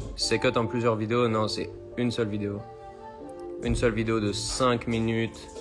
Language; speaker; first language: French; native; French